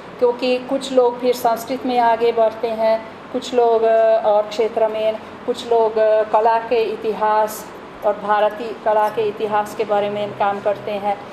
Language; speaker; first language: Hindi; non-native, fluent; Hungarian